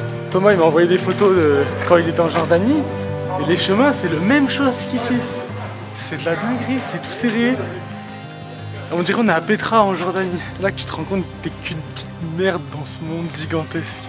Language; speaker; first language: French; native; French